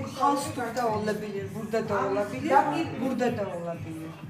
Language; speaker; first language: Turkish; non-native, fluent; Russian